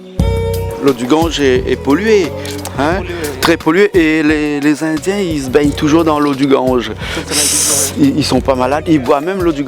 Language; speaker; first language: French; native; French